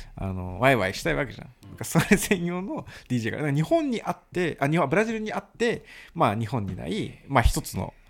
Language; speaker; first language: Japanese; early bilingual, other home language; Portuguese